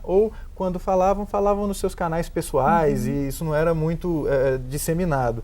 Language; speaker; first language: Portuguese; native; Portuguese